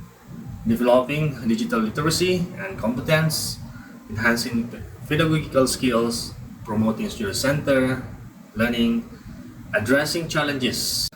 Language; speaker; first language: English; non-native, fluent; Indonesian